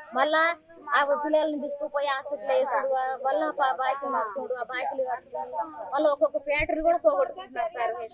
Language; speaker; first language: Telugu; native; Telugu